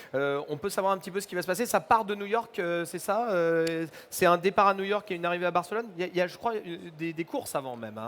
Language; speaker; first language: French; native; French